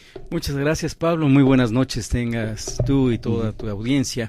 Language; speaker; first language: Spanish; native; Spanish